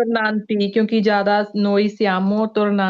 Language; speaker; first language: Italian; non-native, learner; Punjabi